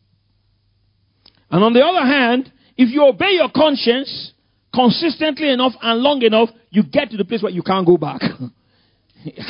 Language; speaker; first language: English; non-native, local second language; Yoruba